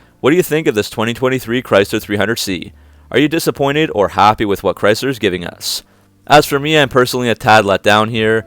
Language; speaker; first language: English; native; English